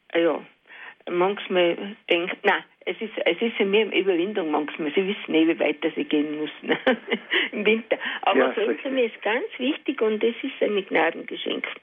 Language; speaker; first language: German; native; German